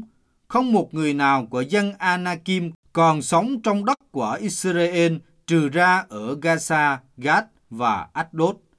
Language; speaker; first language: Vietnamese; native; Vietnamese